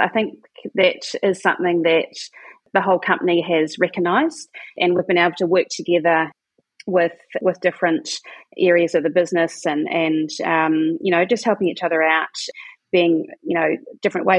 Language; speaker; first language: English; native; English